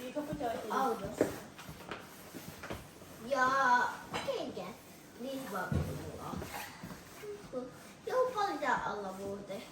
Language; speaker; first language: Finnish; early bilingual, other home language; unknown